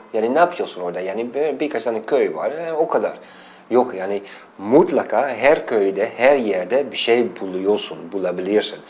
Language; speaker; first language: Turkish; non-native, fluent; Dutch